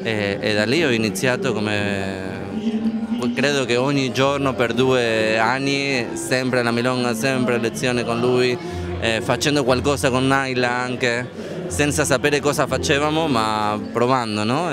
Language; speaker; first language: Italian; non-native, learner; Spanish